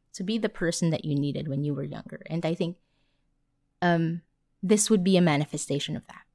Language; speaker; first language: English; non-native, local second language; Filipino